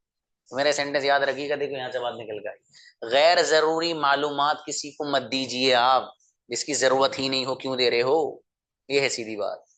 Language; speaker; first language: Hindi; native; Hindi